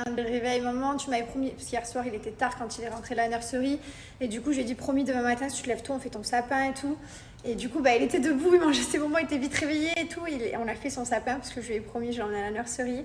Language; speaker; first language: French; native; French